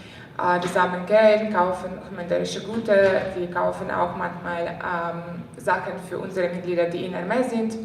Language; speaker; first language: German; non-native, fluent; Ukrainian